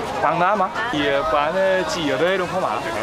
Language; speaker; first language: Vietnamese; non-native, fluent; Korean